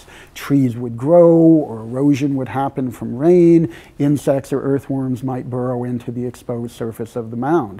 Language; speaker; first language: English; native; English